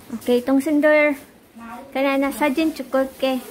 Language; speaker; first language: Korean; non-native, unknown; Filipino